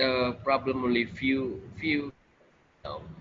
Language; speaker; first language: English; non-native, learner; Indonesian